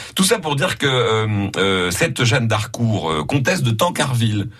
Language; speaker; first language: French; native; French